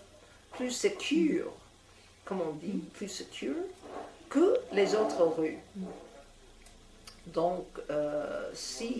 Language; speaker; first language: French; non-native, fluent; English